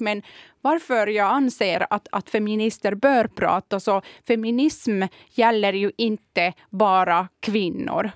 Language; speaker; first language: Swedish; non-native, fluent; Kurdish